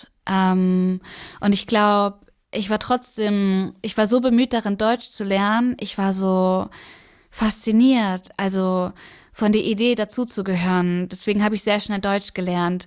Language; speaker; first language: German; early bilingual, other home language; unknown